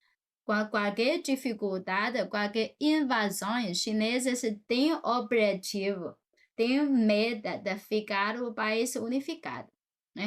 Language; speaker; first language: Portuguese; non-native, fluent; Chinese